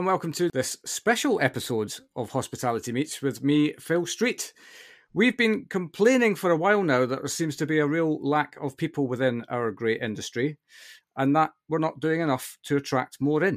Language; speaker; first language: English; native; English